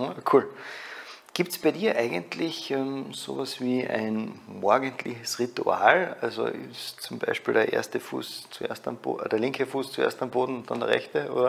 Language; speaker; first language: German; native; German